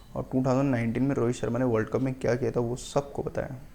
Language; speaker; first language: Hindi; non-native, local second language; Marathi